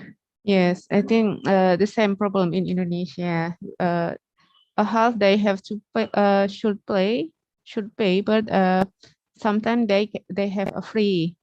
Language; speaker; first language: English; non-native, learner; Indonesian